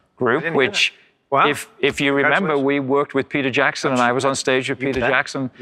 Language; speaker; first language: English; native; English